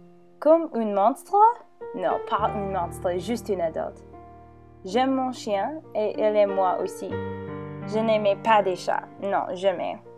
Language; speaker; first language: French; non-native, learner; English